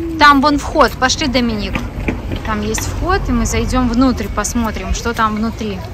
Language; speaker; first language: Russian; non-native, local second language; Belarusian